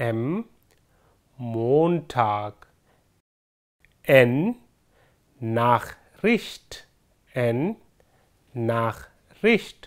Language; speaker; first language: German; non-native, fluent; Hindi